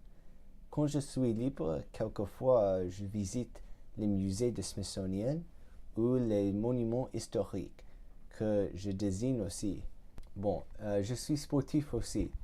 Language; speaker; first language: French; non-native, learner; English